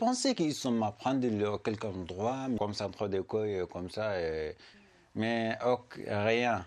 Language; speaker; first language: French; non-native, learner; Arabic